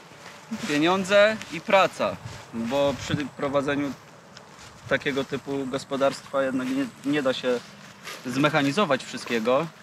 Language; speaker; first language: Polish; native; Polish